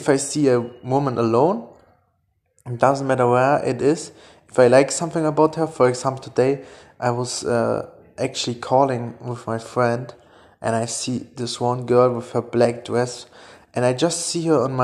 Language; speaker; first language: English; non-native, fluent; German